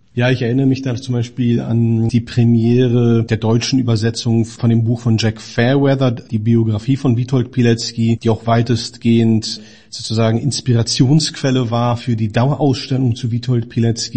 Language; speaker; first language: German; native; German